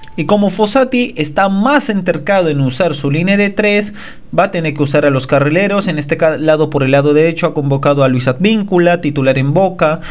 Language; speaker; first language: Spanish; native; Spanish